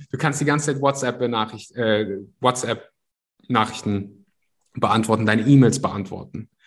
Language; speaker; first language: German; early bilingual, other home language; Russian